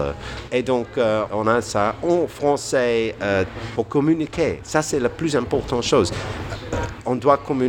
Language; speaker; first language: French; non-native, fluent; English